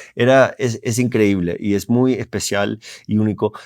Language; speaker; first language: Spanish; early bilingual, heritage; Spanish